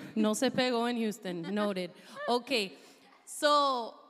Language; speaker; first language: Spanish; non-native, fluent; English